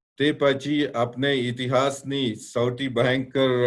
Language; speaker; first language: Gujarati; non-native, learner; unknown